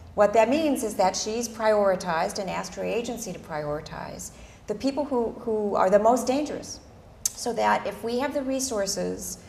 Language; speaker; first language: English; early bilingual, other home language; Spanish